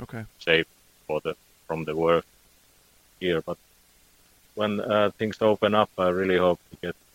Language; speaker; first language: English; non-native, fluent; Finnish